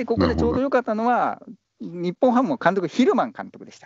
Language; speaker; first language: Japanese; native; Japanese